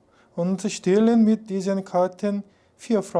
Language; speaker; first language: German; non-native, fluent; Korean